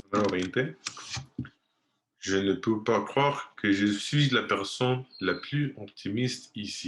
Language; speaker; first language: French; non-native, learner; Spanish